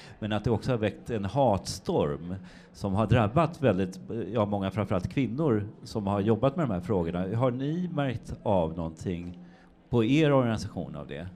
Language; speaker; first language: Swedish; native; Swedish